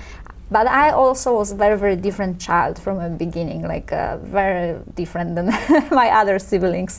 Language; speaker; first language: English; non-native, fluent; Polish